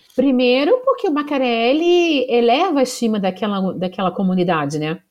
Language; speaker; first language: Portuguese; native; Portuguese